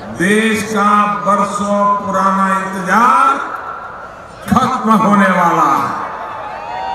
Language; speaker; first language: Hindi; non-native, local second language; Gujarati